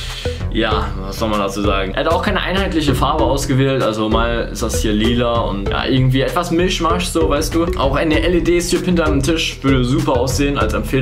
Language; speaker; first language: German; native; German